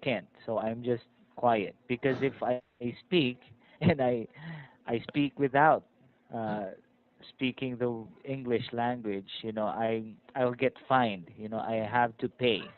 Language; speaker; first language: English; non-native, fluent; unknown